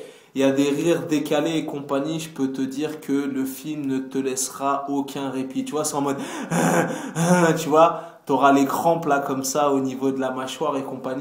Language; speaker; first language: French; native; French